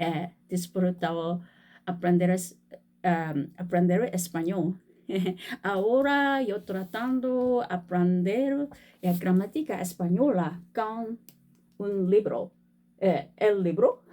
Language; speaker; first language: Spanish; non-native, learner; Korean